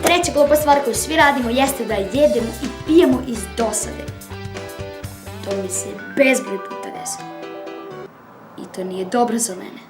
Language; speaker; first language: Bosnian; native; Bosnian